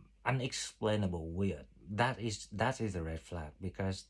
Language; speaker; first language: English; non-native, fluent; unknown